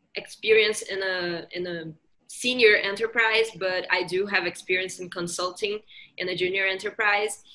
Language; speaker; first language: English; non-native, fluent; Portuguese